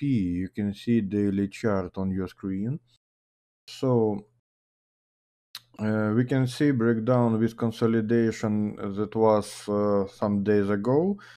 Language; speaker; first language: English; non-native, learner; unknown